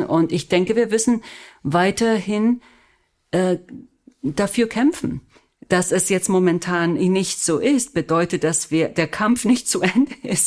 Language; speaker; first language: German; non-native, fluent; Spanish